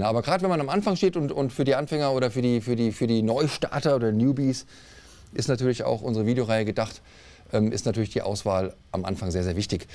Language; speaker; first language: German; native; German